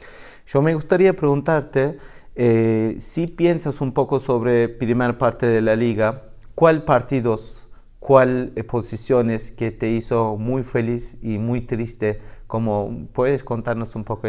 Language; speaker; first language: Spanish; non-native, learner; Turkish